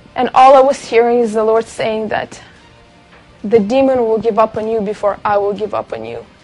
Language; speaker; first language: English; non-native, fluent; Russian